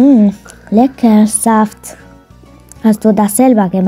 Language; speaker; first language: German; non-native, learner; Arabic